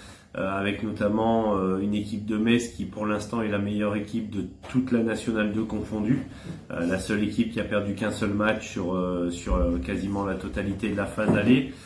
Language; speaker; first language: French; native; French